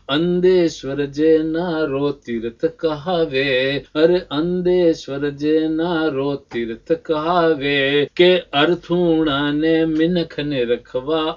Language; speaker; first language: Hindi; non-native, local second language; Rajasthani